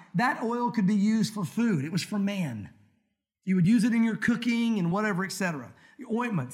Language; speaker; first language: English; native; English